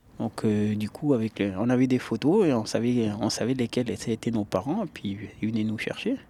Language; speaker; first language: French; early bilingual, other home language; Amharic